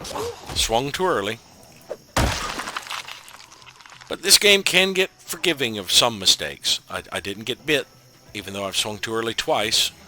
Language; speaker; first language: English; native; English